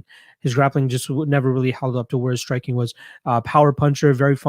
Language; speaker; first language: English; native; English